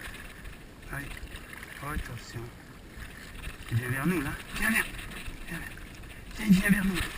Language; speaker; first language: French; native; French